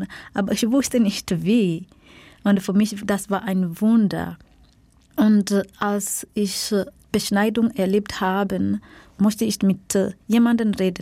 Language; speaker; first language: German; non-native, fluent; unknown